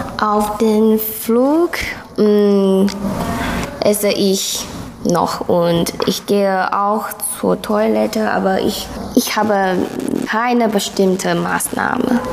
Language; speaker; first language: German; non-native, learner; Chinese